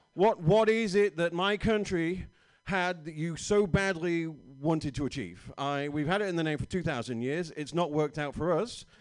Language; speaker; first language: English; native; English